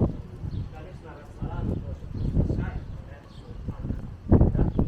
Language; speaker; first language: Russian; non-native, learner; Turkish